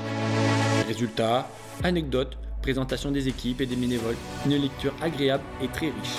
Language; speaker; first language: French; native; French